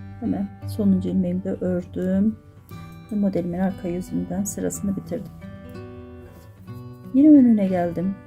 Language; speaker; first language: Turkish; native; Turkish